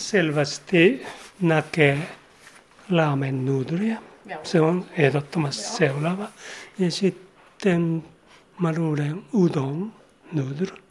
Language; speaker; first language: Finnish; non-native, learner; Japanese